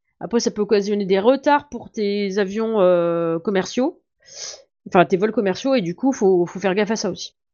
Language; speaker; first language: French; native; French